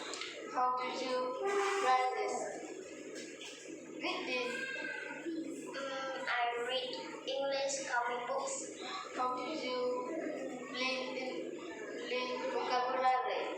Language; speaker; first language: English; non-native, learner; Vietnamese